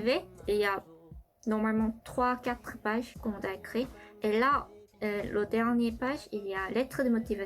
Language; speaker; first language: French; non-native, learner; Korean